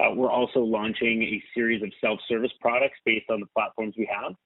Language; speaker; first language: English; native; English